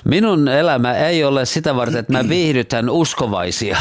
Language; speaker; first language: Finnish; native; Finnish